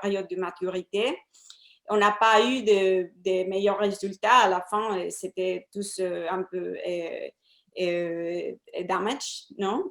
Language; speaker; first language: French; non-native, fluent; Spanish